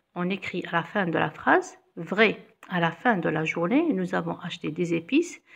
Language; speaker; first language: French; non-native, local second language; Arabic